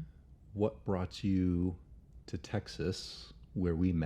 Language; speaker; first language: English; native; English